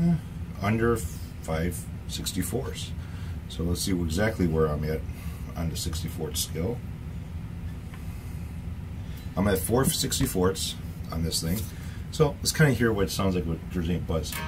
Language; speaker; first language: English; native; English